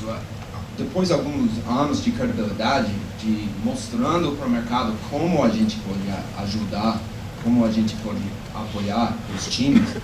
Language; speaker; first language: Portuguese; non-native, fluent; English